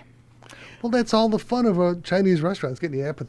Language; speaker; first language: English; native; English